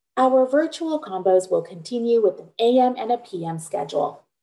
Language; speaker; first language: English; native; English